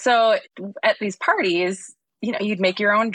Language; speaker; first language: English; native; English